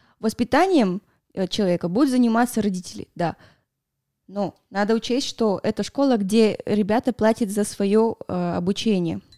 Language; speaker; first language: Russian; non-native, fluent; Spanish